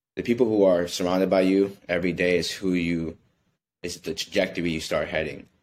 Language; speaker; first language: English; native; English